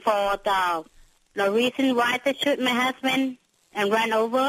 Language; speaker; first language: English; non-native, learner; Vietnamese